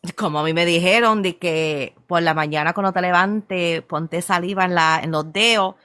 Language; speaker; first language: Spanish; early bilingual, heritage; Spanish